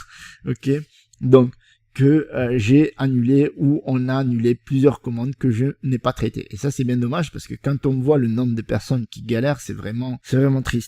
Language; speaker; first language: French; native; French